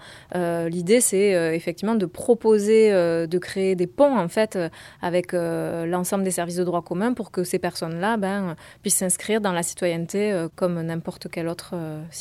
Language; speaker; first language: French; native; French